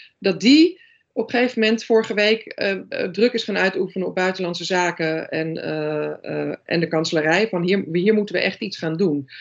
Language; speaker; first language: Dutch; native; Dutch